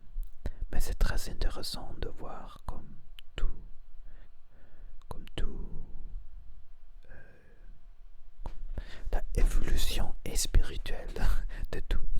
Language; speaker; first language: French; non-native, learner; Spanish